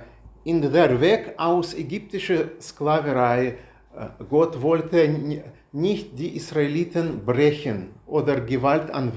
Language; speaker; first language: German; non-native, learner; Russian